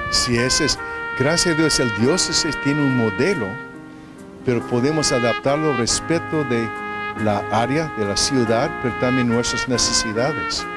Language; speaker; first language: Spanish; non-native, fluent; English